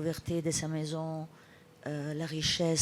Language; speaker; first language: French; non-native, fluent; Italian